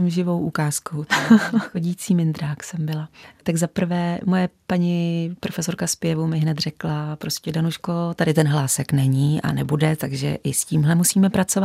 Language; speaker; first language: Czech; native; Czech